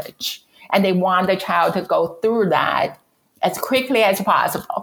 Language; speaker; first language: English; non-native, fluent; Chinese